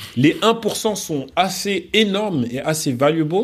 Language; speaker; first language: French; native; French